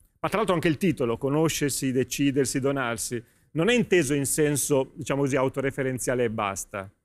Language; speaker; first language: Italian; native; Italian